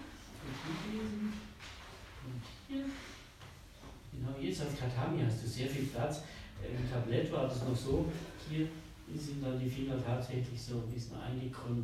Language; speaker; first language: German; native; German